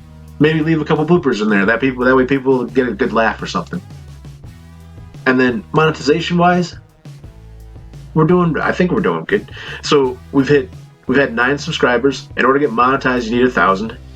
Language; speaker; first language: English; native; English